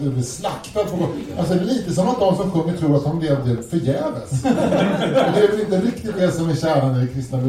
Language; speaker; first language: Swedish; native; Swedish